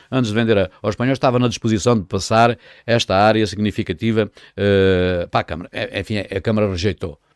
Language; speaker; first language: Portuguese; native; Portuguese